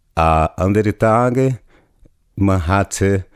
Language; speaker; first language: German; non-native, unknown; Portuguese